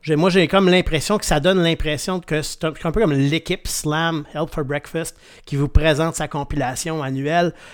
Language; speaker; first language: French; native; French